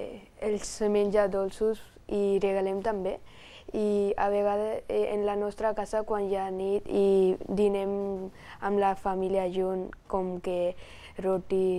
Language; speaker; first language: Catalan; early bilingual, other home language; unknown